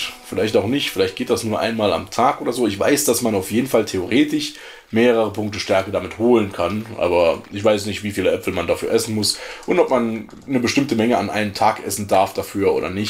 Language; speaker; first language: German; native; German